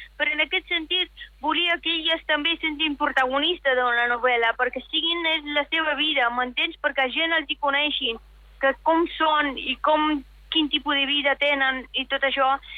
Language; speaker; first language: Catalan; non-native, fluent; Persian